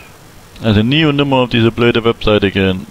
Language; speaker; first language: German; native; German